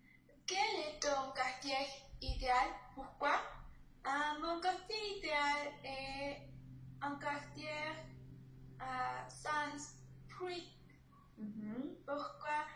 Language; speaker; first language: French; non-native, learner; Spanish